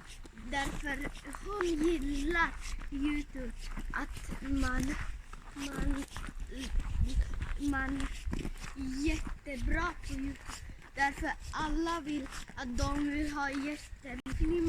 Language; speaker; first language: Swedish; early bilingual, other home language; Somali